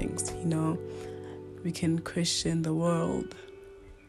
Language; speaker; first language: English; non-native, local second language; Northern Sotho